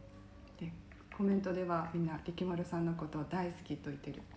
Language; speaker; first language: Japanese; non-native, fluent; Chinese